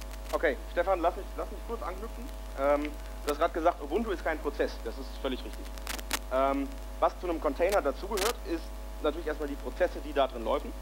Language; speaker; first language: German; native; German